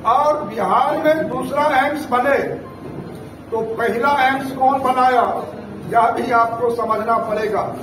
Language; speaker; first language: Hindi; native; Hindi